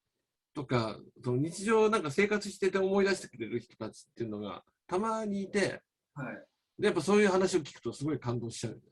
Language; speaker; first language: Japanese; native; Japanese